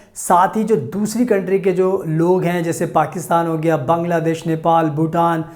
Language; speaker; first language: Hindi; native; Hindi